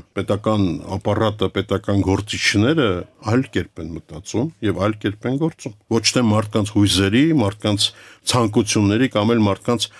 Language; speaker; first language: Armenian; native; Armenian